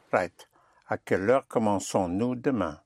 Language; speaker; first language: French; non-native, fluent; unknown